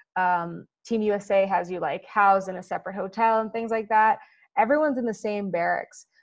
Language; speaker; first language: English; native; English